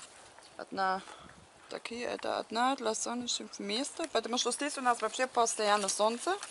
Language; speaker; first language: Russian; non-native, learner; German